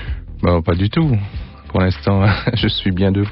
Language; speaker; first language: French; native; French